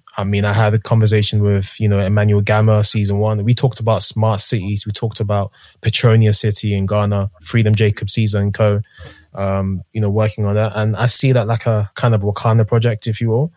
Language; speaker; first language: English; native; English